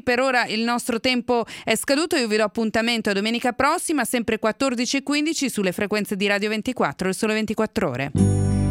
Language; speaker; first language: Italian; native; Italian